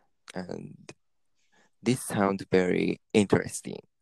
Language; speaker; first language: English; non-native, learner; Japanese